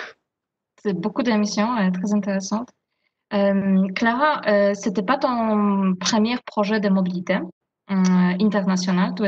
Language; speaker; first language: French; non-native, fluent; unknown